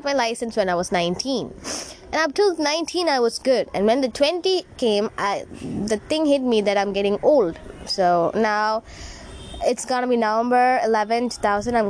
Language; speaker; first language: English; non-native, local second language; Tamil